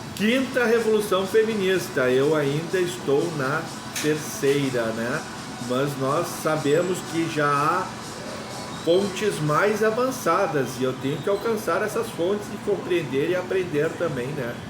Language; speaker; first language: Portuguese; native; Portuguese